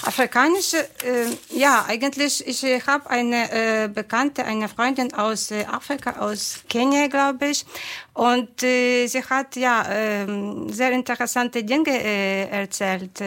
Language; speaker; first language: German; non-native, fluent; Ukrainian